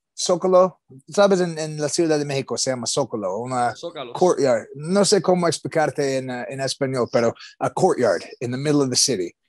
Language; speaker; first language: Spanish; non-native, learner; English